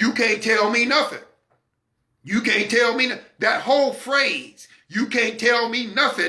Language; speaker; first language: English; native; English